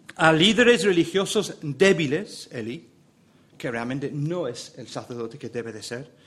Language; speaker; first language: Spanish; non-native, fluent; English